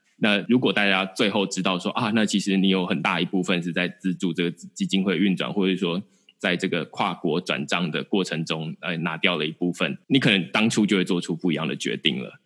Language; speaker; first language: Chinese; native; Chinese